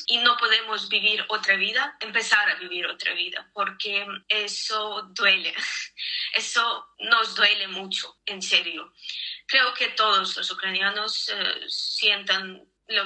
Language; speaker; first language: Spanish; non-native, fluent; Ukrainian